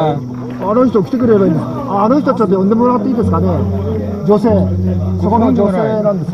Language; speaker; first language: Japanese; native; Japanese